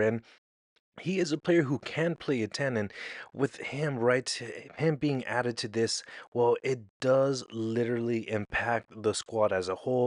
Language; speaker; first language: English; native; English